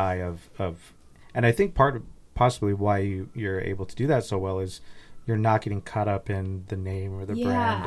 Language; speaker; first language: English; native; English